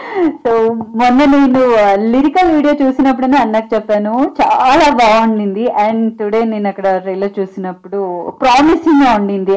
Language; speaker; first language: Telugu; non-native, local second language; Hindi